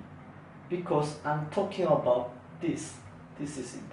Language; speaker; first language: English; non-native, fluent; Korean